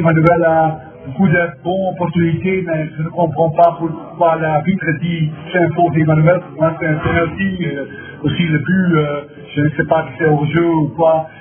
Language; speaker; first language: French; non-native, fluent; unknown